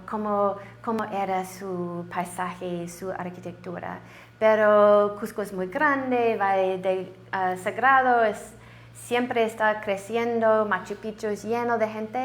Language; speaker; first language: Spanish; non-native, learner; English